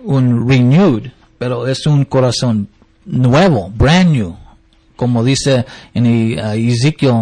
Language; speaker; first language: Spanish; early bilingual, heritage; English